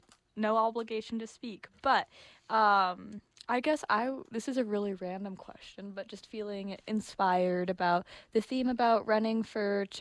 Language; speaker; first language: English; native; English